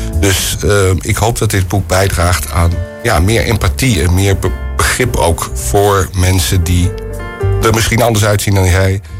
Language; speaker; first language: Dutch; native; Dutch